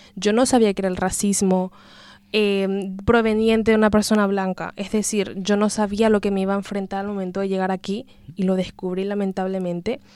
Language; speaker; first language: Spanish; native; Spanish